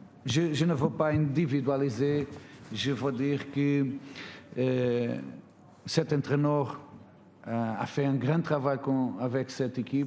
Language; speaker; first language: French; non-native, fluent; Portuguese